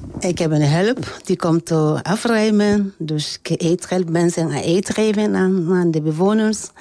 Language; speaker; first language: Dutch; non-native, learner; French